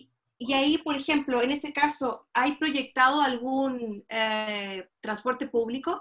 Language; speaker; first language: Spanish; native; Spanish